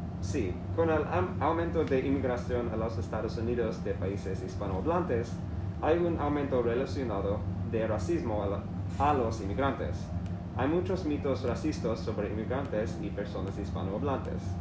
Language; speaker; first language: Spanish; non-native, learner; English